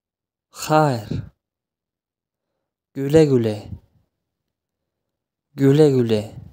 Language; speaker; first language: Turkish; non-native, fluent; Tajik